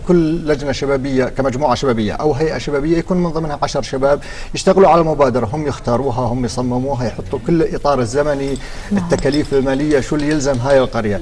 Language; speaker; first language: Arabic; native; Arabic